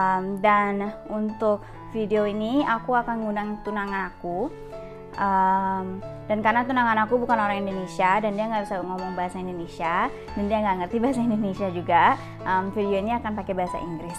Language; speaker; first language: Indonesian; early bilingual, heritage; Indonesian